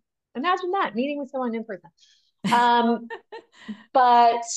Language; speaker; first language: English; native; English